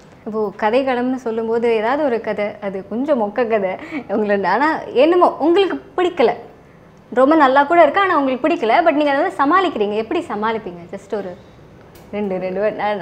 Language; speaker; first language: Tamil; native; Tamil